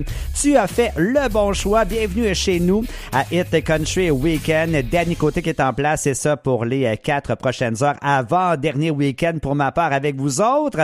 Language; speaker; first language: French; native; French